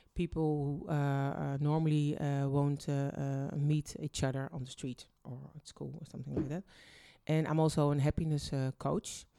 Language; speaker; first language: English; early bilingual, other home language; Dutch